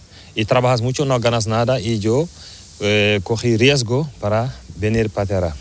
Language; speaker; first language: Spanish; non-native, learner; Fula